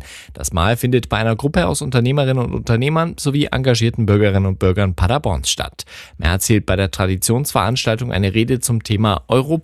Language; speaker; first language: German; native; German